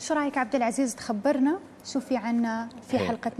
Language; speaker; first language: Arabic; native; Arabic